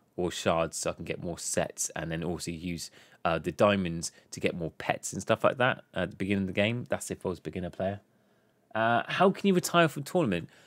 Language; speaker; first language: English; native; English